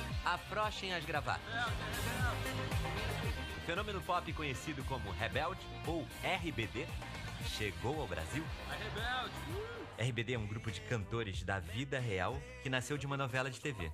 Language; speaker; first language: Portuguese; native; Portuguese